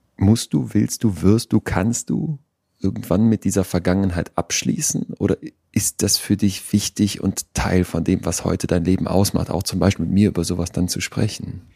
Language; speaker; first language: German; native; German